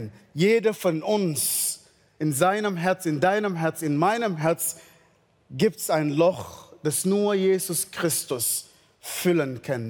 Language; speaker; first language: German; non-native, fluent; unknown